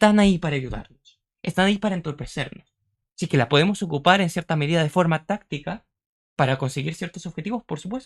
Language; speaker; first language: Spanish; native; Spanish